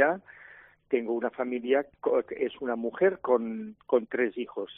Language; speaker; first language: Spanish; non-native, local second language; Catalan